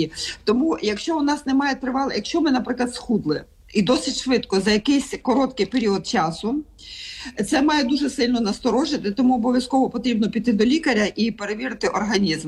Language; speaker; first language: Ukrainian; native; Ukrainian